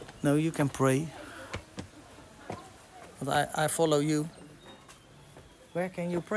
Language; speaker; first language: English; non-native, learner; Dutch